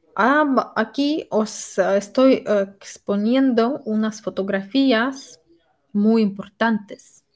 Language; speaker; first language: Spanish; non-native, fluent; Russian